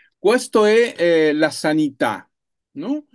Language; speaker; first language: Italian; non-native, learner; Spanish